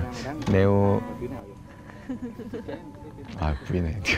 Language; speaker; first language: Vietnamese; non-native, learner; Korean